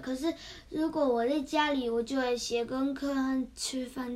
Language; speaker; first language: Chinese; early bilingual, heritage; Chinese